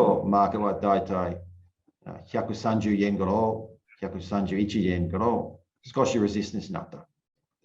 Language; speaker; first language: Japanese; non-native, learner; English